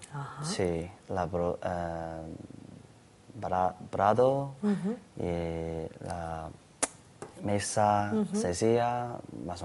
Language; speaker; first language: Spanish; non-native, learner; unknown